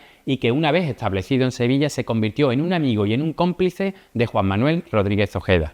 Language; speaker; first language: Spanish; native; Spanish